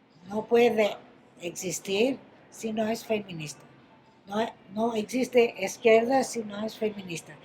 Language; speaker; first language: Spanish; non-native, fluent; Greek